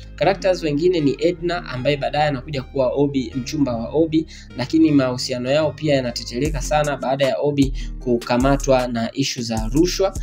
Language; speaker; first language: Swahili; native; Swahili